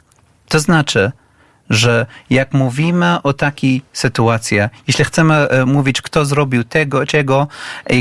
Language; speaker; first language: Polish; non-native, fluent; Arabic